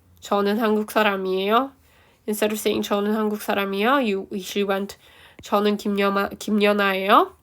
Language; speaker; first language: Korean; early bilingual, heritage; Korean